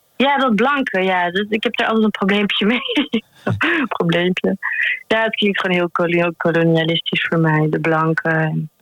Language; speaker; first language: Dutch; native; Dutch